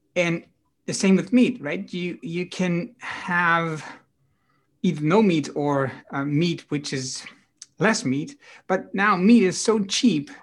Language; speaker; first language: English; non-native, fluent; Dutch